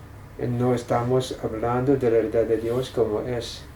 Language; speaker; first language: Spanish; non-native, fluent; English